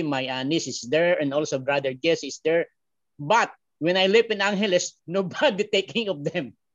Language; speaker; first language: English; non-native, learner; Filipino